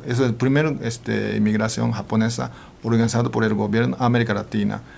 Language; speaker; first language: Spanish; non-native, fluent; Japanese